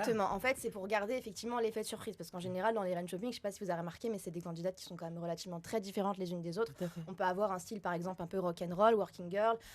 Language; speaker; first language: French; native; French